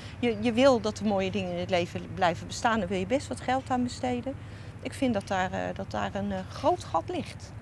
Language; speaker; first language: Dutch; native; Dutch